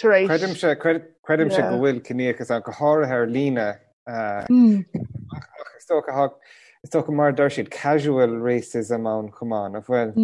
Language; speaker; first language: Irish; non-native, local second language; English